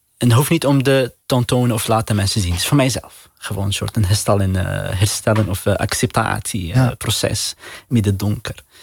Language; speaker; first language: Dutch; non-native, learner; Arabic